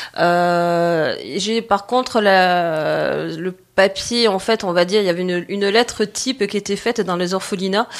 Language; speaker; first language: French; native; French